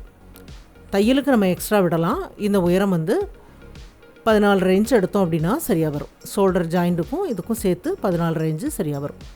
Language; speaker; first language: Tamil; native; Tamil